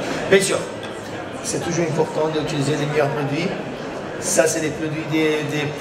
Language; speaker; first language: French; non-native, learner; Portuguese